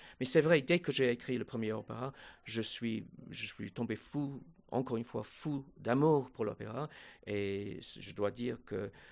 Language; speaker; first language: French; non-native, fluent; English